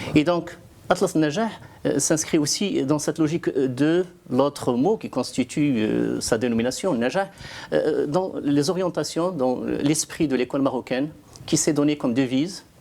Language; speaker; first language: French; non-native, local second language; Arabic